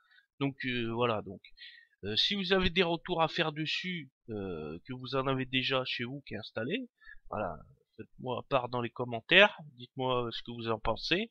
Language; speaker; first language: French; native; French